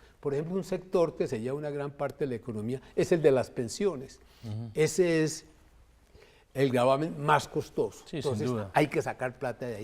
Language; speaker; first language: Spanish; native; Spanish